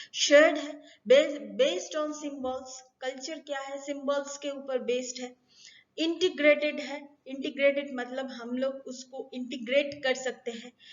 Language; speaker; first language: Hindi; non-native, local second language; Bangla